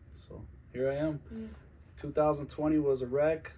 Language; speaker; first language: English; native; English